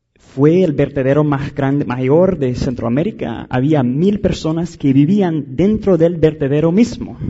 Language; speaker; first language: Spanish; non-native, fluent; English